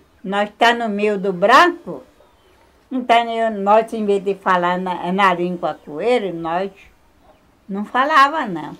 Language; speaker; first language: Portuguese; non-native, local second language; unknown